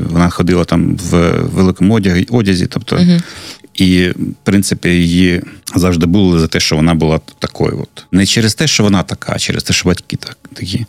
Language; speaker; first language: Ukrainian; non-native, local second language; Russian